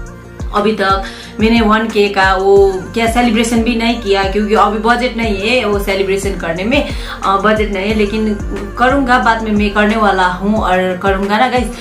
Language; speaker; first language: Hindi; non-native, local second language; Nepali